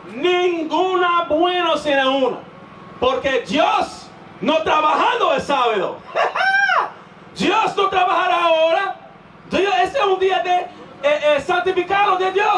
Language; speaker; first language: Spanish; non-native, learner; English